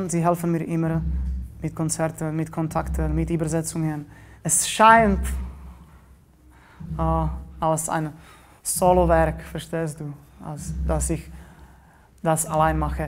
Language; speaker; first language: German; non-native, fluent; Czech